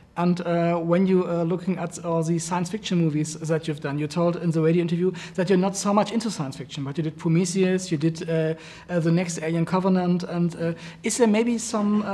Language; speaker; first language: English; non-native, fluent; German